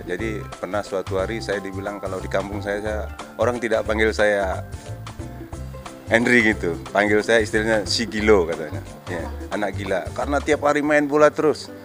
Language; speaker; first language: Indonesian; non-native, local second language; Minangkabau